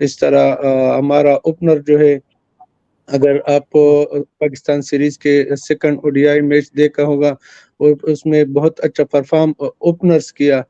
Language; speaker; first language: Hindi; non-native, fluent; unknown